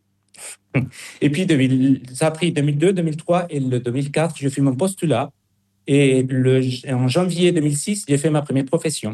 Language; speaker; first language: French; non-native, fluent; Spanish